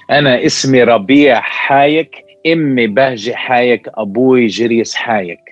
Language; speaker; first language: Arabic; early bilingual, heritage; Arabic